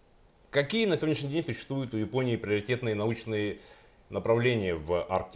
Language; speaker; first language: Russian; native; Russian